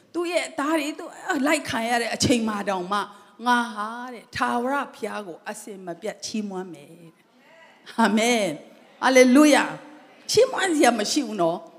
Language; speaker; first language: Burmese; non-native, local second language; Tedim Chin